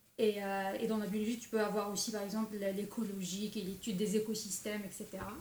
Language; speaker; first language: French; non-native, local second language; Arabic